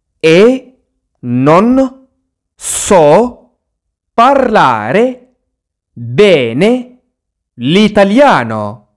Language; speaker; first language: Italian; non-native, fluent; Arabic